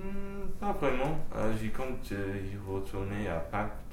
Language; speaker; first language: French; early bilingual, heritage; French